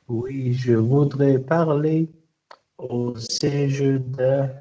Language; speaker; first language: French; non-native, learner; Arabic